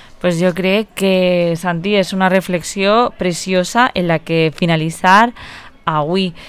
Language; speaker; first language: Catalan; native; Catalan